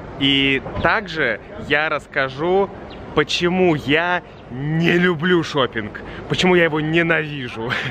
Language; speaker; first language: Russian; native; Russian